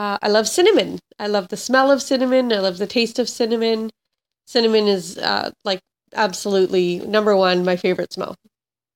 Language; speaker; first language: English; native; English